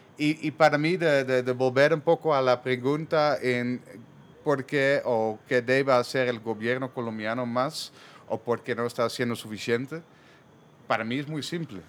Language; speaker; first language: Spanish; non-native, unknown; Dutch